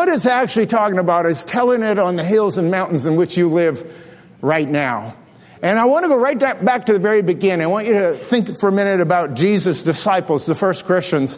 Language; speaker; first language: English; native; English